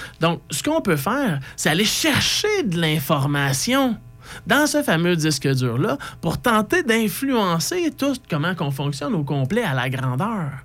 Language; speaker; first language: French; native; French